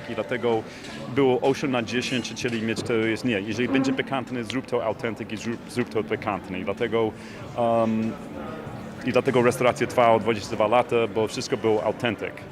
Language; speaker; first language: Polish; non-native, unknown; English